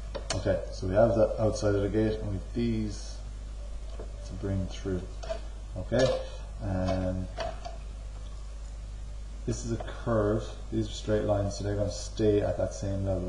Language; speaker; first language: English; native; English